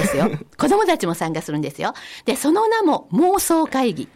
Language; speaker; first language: Japanese; native; Japanese